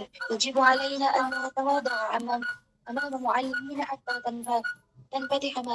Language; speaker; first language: Arabic; non-native, learner; Indonesian